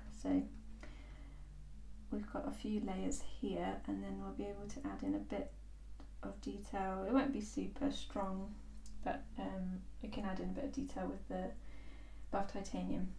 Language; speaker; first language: English; native; English